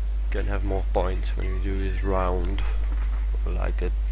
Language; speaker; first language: English; non-native, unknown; Dutch